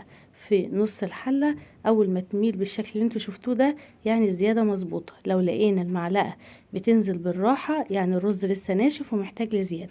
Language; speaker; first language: Arabic; native; Arabic